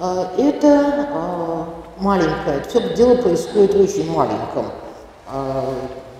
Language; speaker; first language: Russian; native; Russian